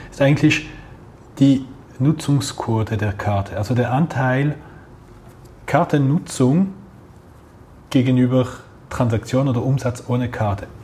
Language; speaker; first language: German; non-native, local second language; French